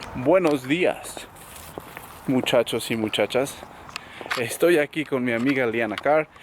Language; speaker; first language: Spanish; non-native, learner; English